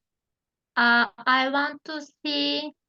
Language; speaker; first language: English; non-native, learner; Turkish